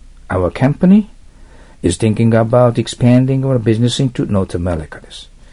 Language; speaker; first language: English; non-native, fluent; Japanese